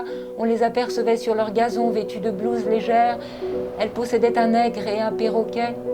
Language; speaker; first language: French; native; French